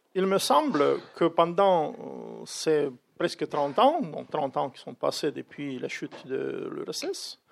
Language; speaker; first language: French; non-native, fluent; Russian